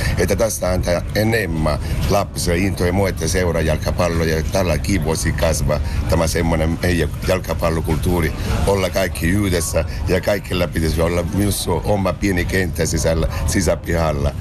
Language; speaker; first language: Finnish; non-native, learner; Italian